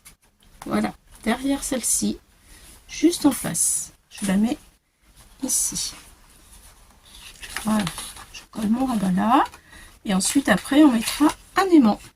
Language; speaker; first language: French; native; French